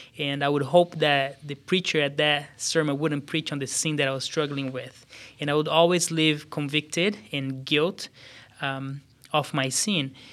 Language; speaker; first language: English; non-native, fluent; Portuguese